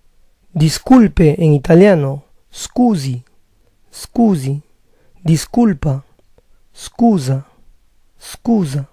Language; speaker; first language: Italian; non-native, learner; Spanish